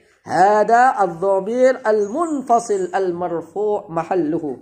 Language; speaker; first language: Arabic; non-native, fluent; Indonesian